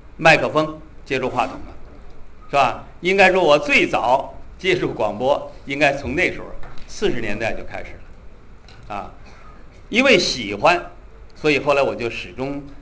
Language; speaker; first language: Chinese; native; Chinese